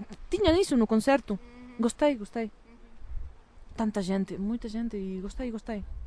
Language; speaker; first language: Portuguese; non-native, fluent; Catalan